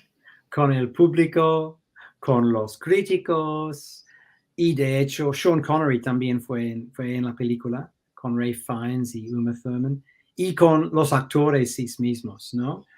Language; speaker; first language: Spanish; non-native, fluent; English